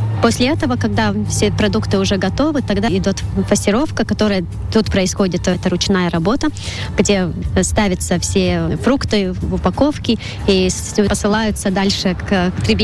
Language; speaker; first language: Russian; non-native, local second language; Latvian